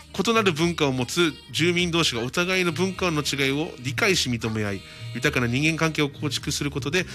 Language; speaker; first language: Japanese; native; Japanese